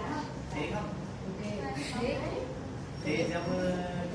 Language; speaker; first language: Vietnamese; non-native, learner; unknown